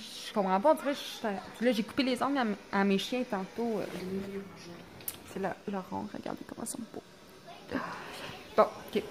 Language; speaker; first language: French; native; French